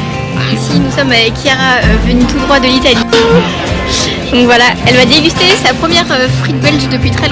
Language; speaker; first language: French; native; French